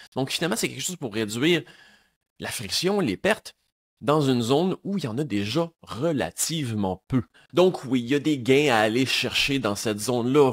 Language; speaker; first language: French; native; French